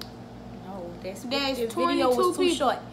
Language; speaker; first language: English; native; English